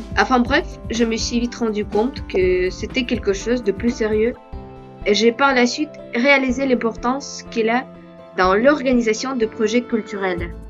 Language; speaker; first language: French; non-native, fluent; Russian